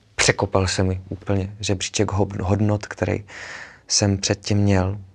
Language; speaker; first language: Czech; native; Czech